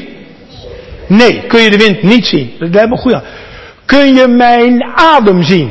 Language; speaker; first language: Dutch; native; Dutch